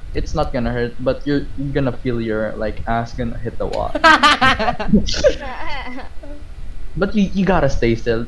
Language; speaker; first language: English; non-native, local second language; Filipino